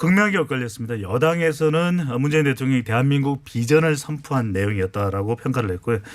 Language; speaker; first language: Korean; native; Korean